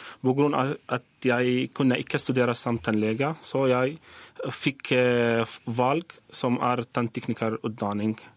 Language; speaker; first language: Norwegian; non-native, learner; Arabic